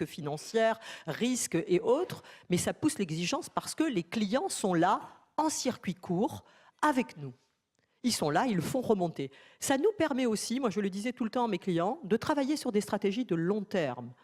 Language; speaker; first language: French; native; French